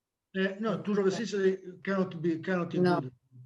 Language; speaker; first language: English; non-native, learner; Italian